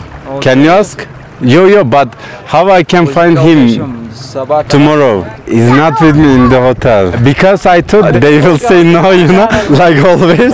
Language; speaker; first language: English; non-native, learner; Turkish